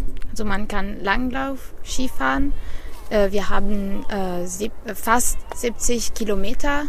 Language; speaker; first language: German; non-native, fluent; Italian